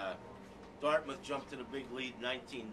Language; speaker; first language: English; native; English